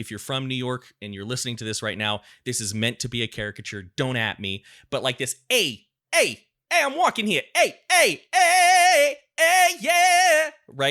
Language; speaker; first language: English; native; English